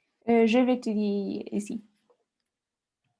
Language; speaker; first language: French; non-native, learner; Spanish